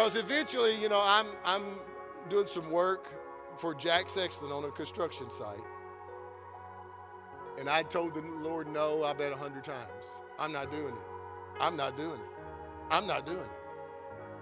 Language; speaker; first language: English; native; English